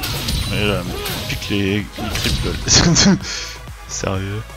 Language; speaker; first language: French; native; French